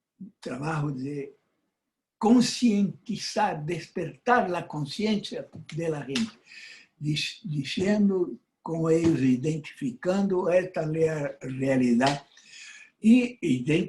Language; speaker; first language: Spanish; non-native, fluent; Portuguese